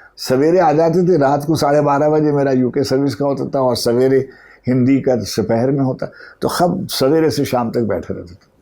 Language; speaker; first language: Urdu; native; Urdu